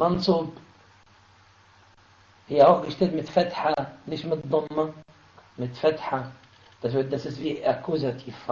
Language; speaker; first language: German; non-native, fluent; Arabic